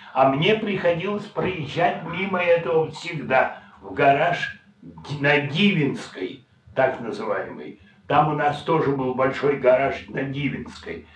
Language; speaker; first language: Russian; native; Russian